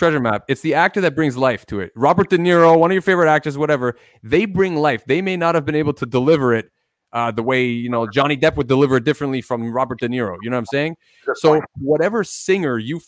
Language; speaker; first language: English; native; English